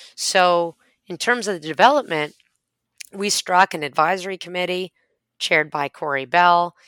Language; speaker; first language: English; native; English